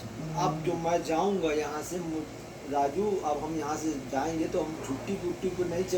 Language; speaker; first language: Hindi; native; Hindi